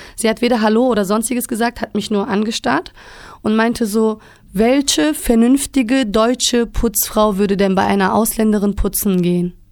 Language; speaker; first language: German; early bilingual, other home language; Turkish